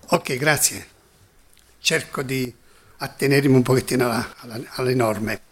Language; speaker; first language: Italian; non-native, fluent; German